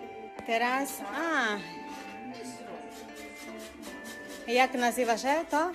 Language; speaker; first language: Polish; non-native, learner; Portuguese